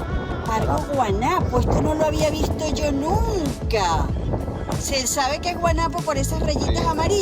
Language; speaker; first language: Spanish; native; Spanish